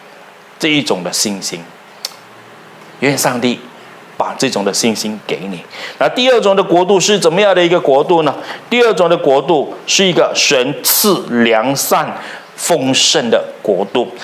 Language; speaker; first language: Chinese; native; Chinese